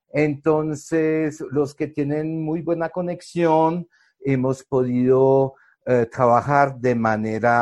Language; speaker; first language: Spanish; non-native, fluent; French